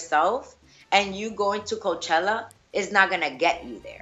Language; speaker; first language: English; early bilingual, other home language; Spanish